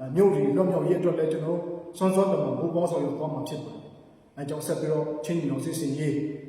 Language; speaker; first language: Burmese; non-native, local second language; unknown